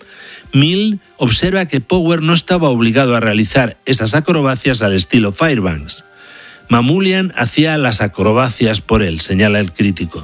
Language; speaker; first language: Spanish; native; Spanish